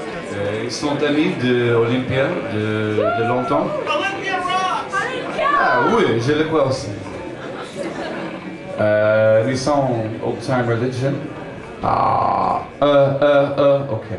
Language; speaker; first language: French; non-native, learner; English